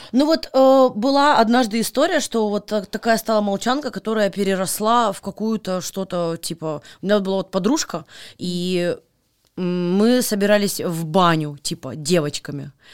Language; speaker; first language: Russian; native; Russian